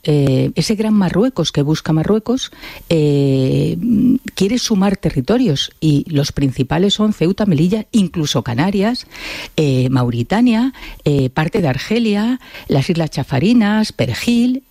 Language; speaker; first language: Spanish; native; Spanish